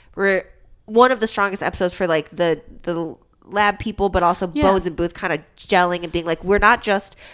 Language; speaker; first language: English; early bilingual, other home language; Chinese